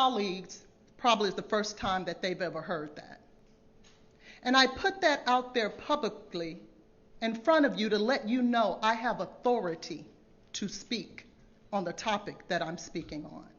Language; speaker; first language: English; native; English